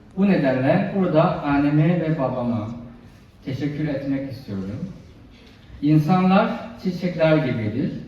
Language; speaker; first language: Turkish; non-native, fluent; Chinese